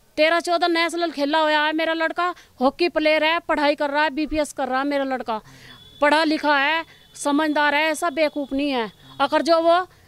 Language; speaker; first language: Hindi; native; Hindi